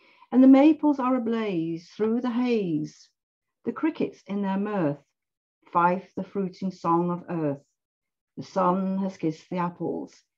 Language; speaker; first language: English; native; English